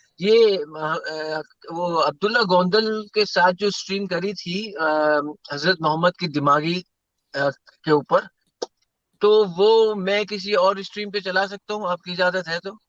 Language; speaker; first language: Urdu; native; Urdu